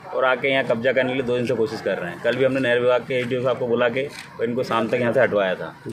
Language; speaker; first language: Hindi; native; Hindi